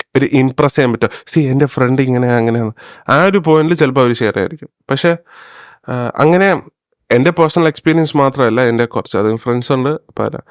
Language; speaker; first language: Malayalam; early bilingual, heritage; Malayalam